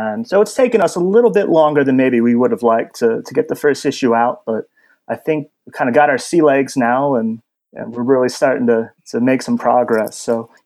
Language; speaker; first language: English; native; English